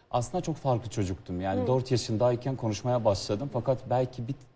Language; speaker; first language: Turkish; non-native, fluent; Serbian